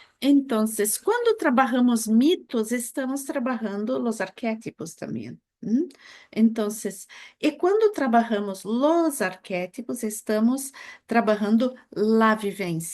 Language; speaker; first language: Spanish; non-native, fluent; Portuguese